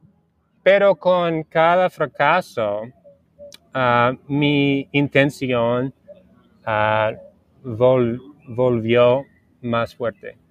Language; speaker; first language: Spanish; non-native, learner; English